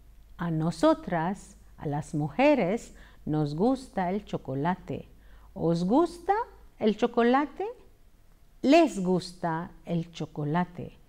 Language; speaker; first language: Spanish; non-native, fluent; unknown